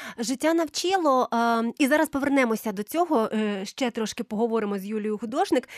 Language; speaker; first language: Ukrainian; native; Ukrainian